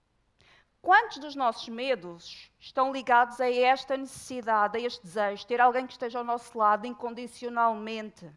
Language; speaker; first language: Portuguese; native; Portuguese